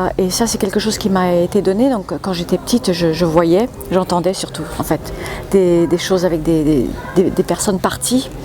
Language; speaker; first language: French; early bilingual, other home language; English